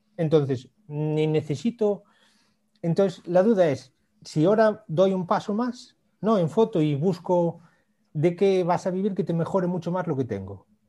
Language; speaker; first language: Spanish; native; Spanish